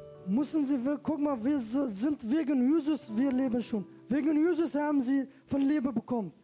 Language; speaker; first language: German; non-native, learner; Turkish